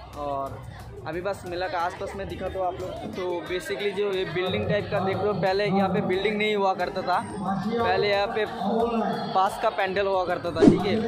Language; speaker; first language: Hindi; non-native, local second language; Bangla